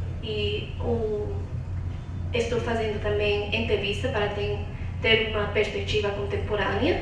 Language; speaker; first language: Portuguese; non-native, fluent; English